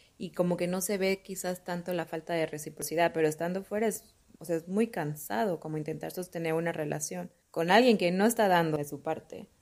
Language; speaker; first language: Spanish; native; Spanish